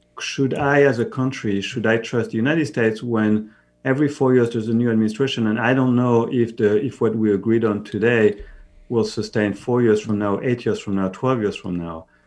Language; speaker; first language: English; non-native, fluent; French